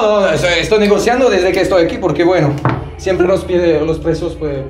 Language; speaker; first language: Spanish; non-native, fluent; French